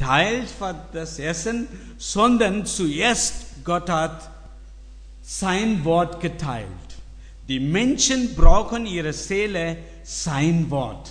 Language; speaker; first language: German; non-native, learner; Tamil